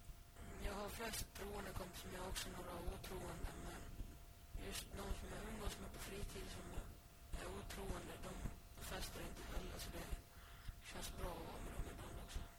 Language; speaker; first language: Swedish; early bilingual, other home language; Finnish